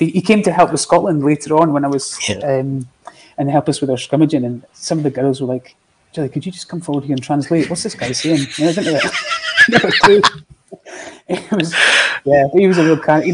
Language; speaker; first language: English; native; English